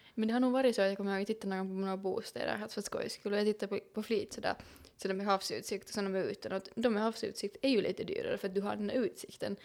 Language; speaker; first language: Swedish; native; Swedish